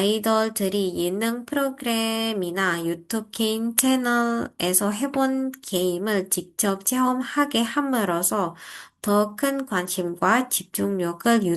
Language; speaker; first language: Korean; non-native, fluent; Indonesian